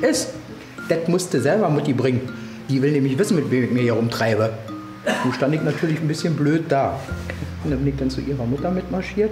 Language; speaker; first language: German; native; German